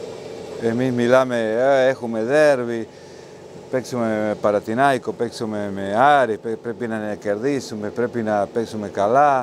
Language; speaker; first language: Greek; non-native, learner; Spanish